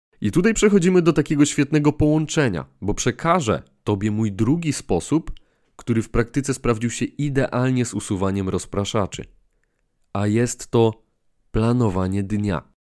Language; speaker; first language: Polish; native; Polish